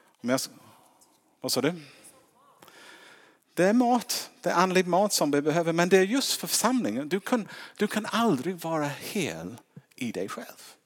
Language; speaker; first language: Swedish; non-native, fluent; English